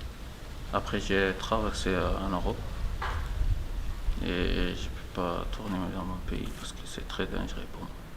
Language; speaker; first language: French; non-native, learner; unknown